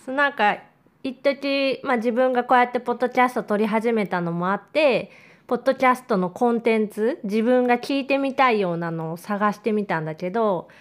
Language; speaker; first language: Japanese; native; Japanese